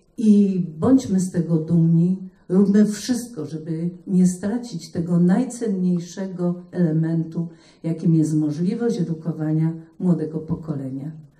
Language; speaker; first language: Polish; native; Polish